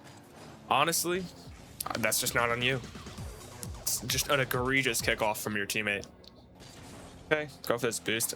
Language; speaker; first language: English; native; English